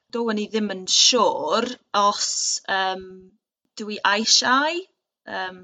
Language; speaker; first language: Welsh; non-native, learner; English